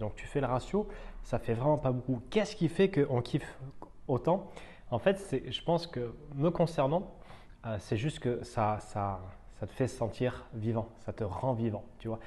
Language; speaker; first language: French; native; French